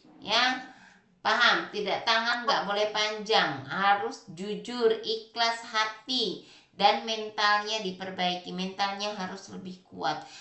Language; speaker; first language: Indonesian; native; Indonesian